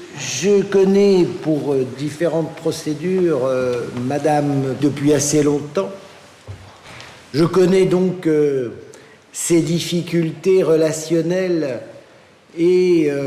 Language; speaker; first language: French; native; French